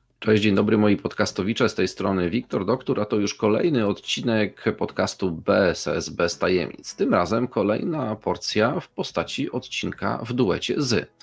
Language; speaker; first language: Polish; native; Polish